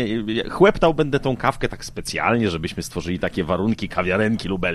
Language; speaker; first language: Polish; native; Polish